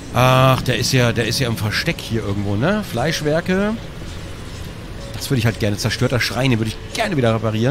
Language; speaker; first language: German; native; German